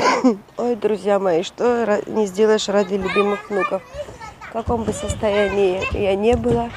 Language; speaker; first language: Russian; native; Russian